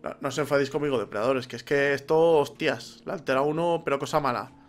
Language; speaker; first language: Spanish; native; Spanish